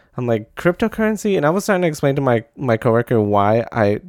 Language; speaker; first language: English; native; English